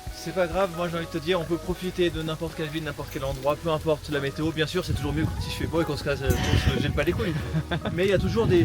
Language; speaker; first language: French; native; French